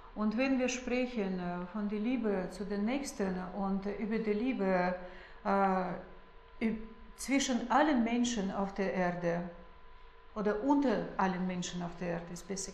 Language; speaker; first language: German; non-native, fluent; Russian